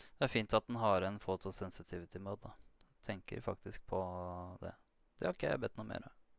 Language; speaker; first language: Norwegian; native; Norwegian